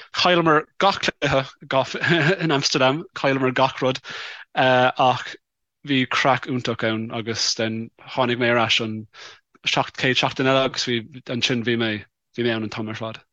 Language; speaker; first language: Irish; non-native, local second language; English